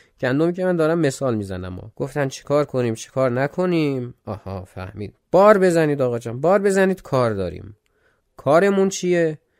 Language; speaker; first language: Persian; non-native, local second language; Azerbaijani